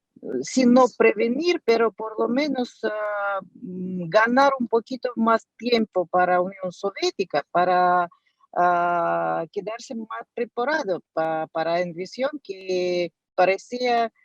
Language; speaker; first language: Spanish; non-native, fluent; Russian